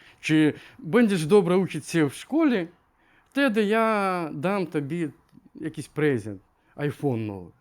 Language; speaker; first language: Ukrainian; non-native, learner; Russian